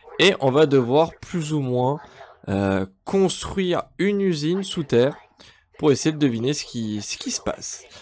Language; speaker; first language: French; native; French